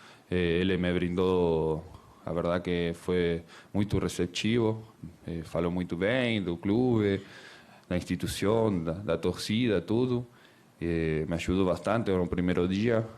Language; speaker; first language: Portuguese; non-native, learner; Spanish